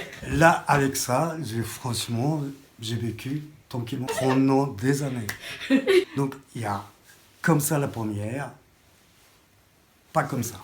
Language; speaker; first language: French; non-native, learner; Japanese